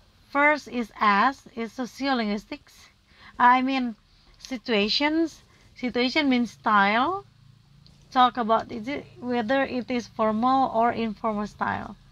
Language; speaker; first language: English; non-native, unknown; Indonesian